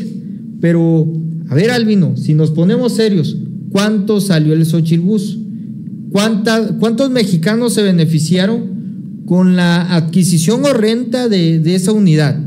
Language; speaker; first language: Spanish; native; Spanish